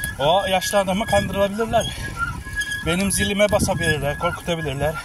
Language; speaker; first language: Turkish; early bilingual, heritage; Turkish